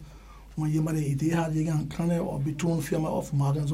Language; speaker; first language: German; non-native, learner; English